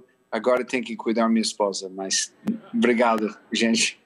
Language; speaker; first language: Portuguese; non-native, fluent; English